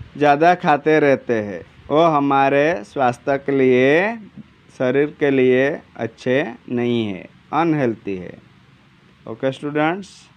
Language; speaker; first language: Hindi; non-native, local second language; Gujarati